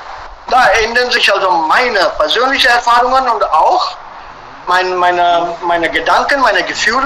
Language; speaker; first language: German; non-native, fluent; Hindi